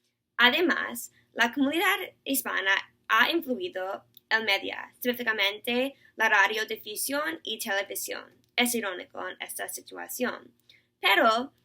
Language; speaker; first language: Spanish; non-native, learner; English